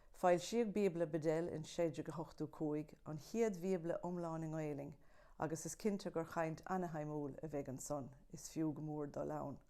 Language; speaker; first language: Irish; native; Irish